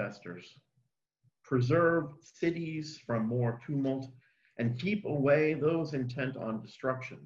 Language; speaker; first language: English; native; English